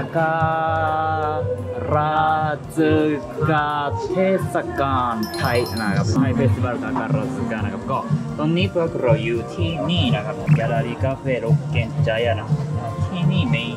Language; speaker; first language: Thai; non-native, learner; Japanese